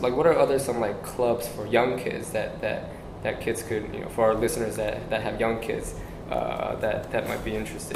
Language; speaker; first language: English; early bilingual, other home language; Chinese